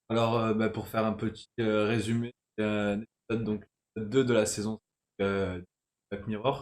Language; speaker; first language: French; native; French